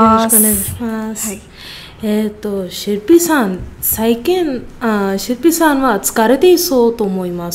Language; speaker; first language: Japanese; non-native, learner; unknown